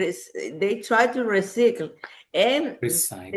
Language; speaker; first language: English; non-native, learner; Spanish